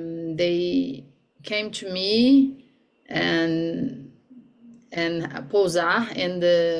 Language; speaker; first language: English; non-native, learner; Portuguese